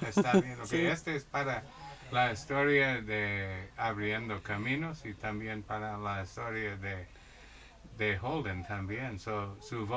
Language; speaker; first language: Spanish; non-native, learner; English